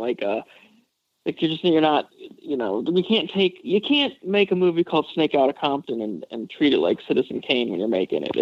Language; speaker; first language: English; native; English